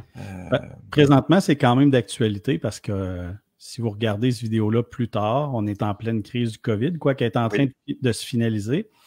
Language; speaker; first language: French; native; French